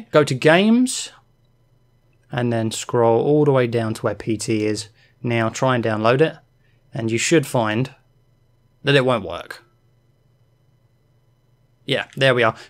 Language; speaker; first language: English; native; English